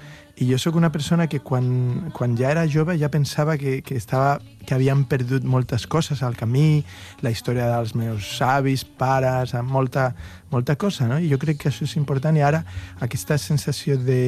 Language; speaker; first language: Catalan; non-native, local second language; Spanish